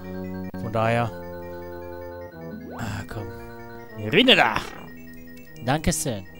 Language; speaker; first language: German; native; German